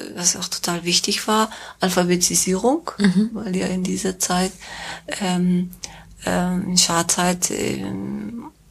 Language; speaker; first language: German; non-native, fluent; Persian